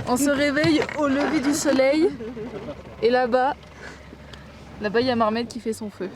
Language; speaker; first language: French; native; French